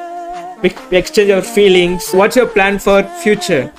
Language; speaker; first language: English; non-native, learner; Tamil